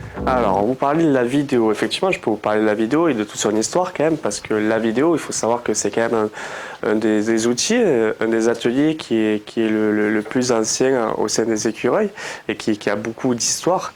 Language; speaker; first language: French; native; French